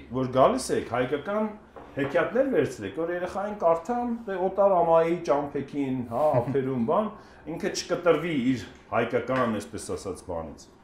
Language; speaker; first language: Armenian; native; Armenian